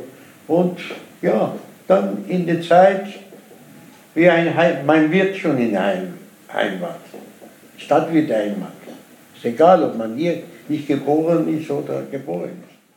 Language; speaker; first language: German; non-native, learner; Persian